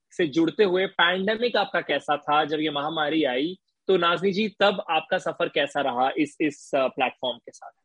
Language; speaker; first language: Hindi; native; Hindi